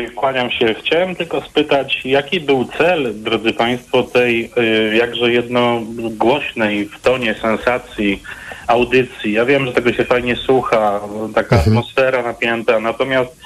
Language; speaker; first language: Polish; native; Polish